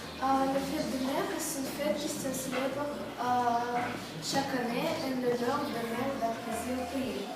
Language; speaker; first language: French; non-native, learner; Russian